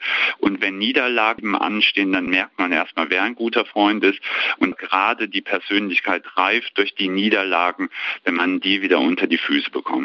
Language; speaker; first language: German; native; German